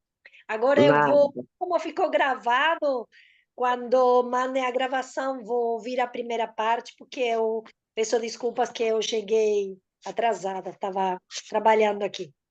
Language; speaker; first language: Portuguese; non-native, fluent; Spanish